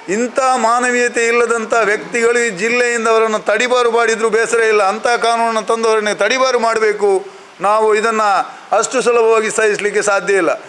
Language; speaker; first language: Kannada; non-native, local second language; Tulu